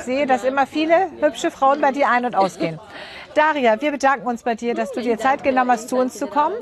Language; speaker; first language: German; native; German